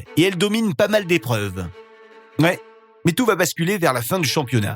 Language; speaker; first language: French; native; French